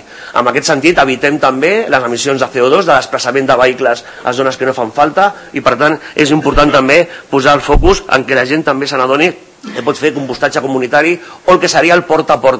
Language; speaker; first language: Catalan; native; Catalan